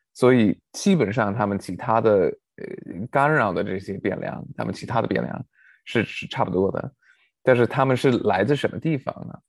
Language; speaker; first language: Chinese; non-native, fluent; English